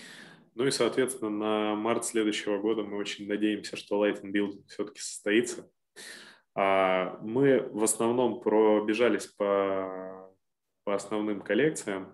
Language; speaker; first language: Russian; native; Russian